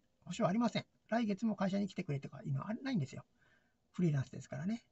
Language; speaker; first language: Japanese; native; Japanese